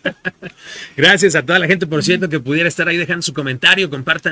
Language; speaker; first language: Spanish; native; Spanish